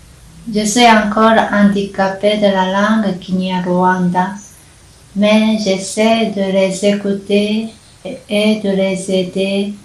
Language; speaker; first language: French; non-native, fluent; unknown